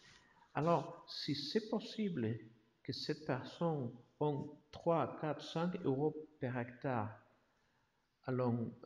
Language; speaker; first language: French; non-native, learner; Spanish